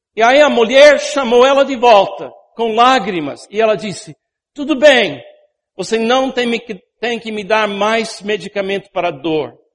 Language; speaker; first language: Portuguese; non-native, fluent; English